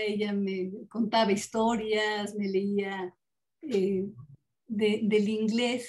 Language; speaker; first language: Spanish; native; Spanish